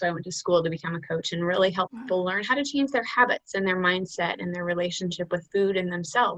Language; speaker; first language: English; native; English